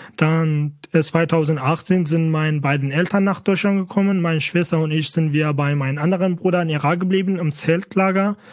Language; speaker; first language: German; non-native, fluent; Kurdish